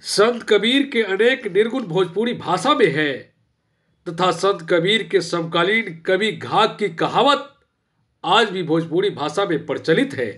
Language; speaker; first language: Hindi; non-native, local second language; Bhojpuri